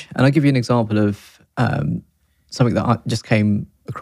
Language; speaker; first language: English; native; English